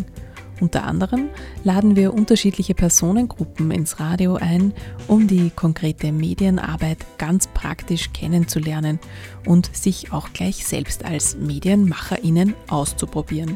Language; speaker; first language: German; native; German